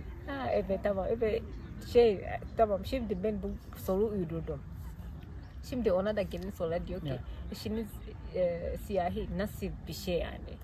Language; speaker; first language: Turkish; non-native, fluent; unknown